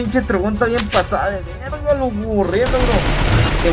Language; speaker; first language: Spanish; native; Spanish